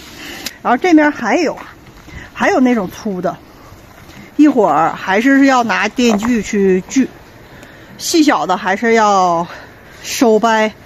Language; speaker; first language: Chinese; native; Chinese